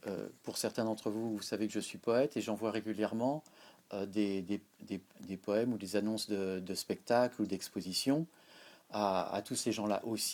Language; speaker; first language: French; native; French